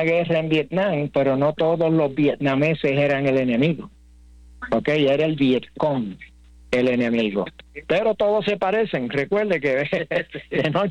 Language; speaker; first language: Spanish; native; Spanish